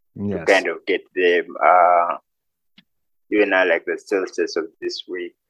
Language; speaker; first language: English; non-native, local second language; Ganda